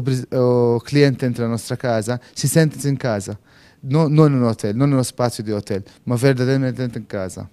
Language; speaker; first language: Portuguese; non-native, fluent; Maltese